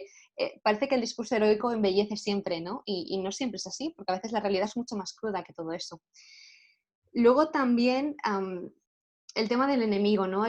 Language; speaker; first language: Spanish; native; Spanish